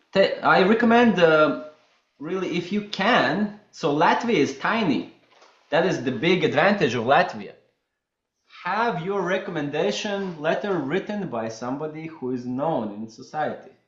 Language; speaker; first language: English; non-native, fluent; Latvian